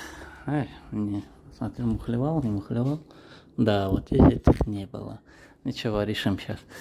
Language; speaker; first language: Russian; native; Russian